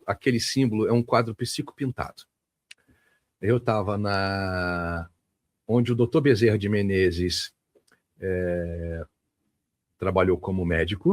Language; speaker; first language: Portuguese; native; Portuguese